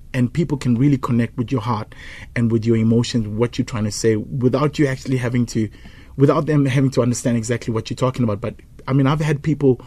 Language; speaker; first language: English; non-native, local second language; Zulu